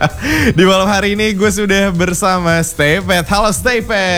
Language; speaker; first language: Indonesian; native; Indonesian